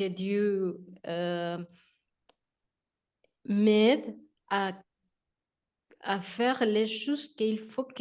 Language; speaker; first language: French; non-native, learner; Spanish